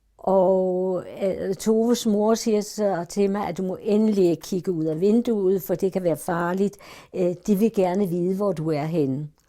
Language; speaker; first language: Danish; early bilingual, other home language; German